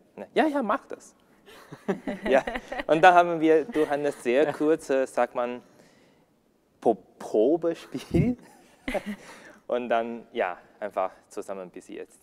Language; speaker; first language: German; non-native, learner; Chinese